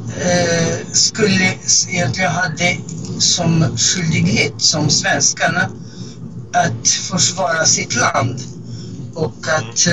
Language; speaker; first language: Swedish; non-native, fluent; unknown